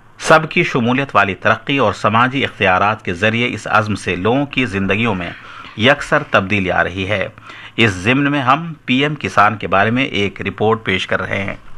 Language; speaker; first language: Urdu; native; Urdu